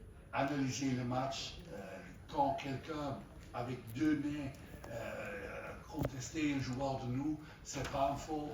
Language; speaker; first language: French; non-native, fluent; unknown